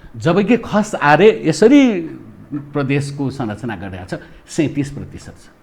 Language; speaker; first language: Nepali; non-native, local second language; Newari